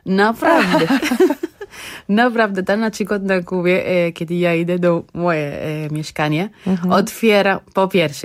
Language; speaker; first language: Polish; non-native, learner; Spanish